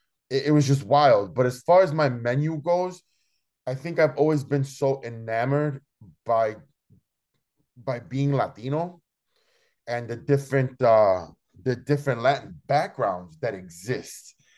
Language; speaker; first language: English; early bilingual, other home language; Spanish